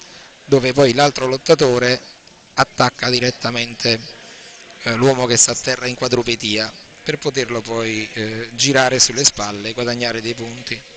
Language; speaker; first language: Italian; native; Italian